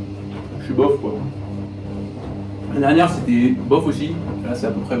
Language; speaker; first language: French; native; French